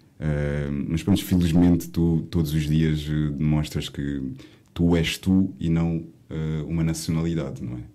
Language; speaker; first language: Portuguese; native; Portuguese